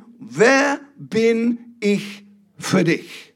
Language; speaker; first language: German; non-native, fluent; English